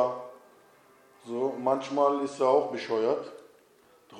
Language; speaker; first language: German; non-native, fluent; Turkish